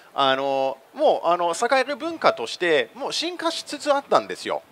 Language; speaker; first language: Japanese; non-native, fluent; English